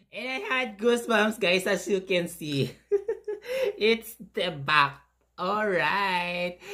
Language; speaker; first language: English; non-native, local second language; Filipino